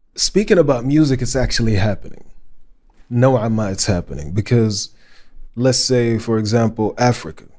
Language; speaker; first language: English; non-native, fluent; Arabic